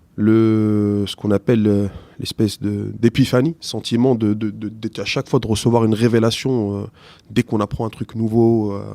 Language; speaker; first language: French; early bilingual, other home language; Arabic